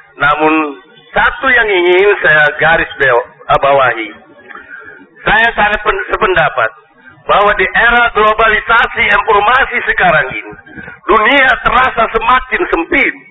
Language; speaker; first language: Indonesian; non-native, local second language; Banjar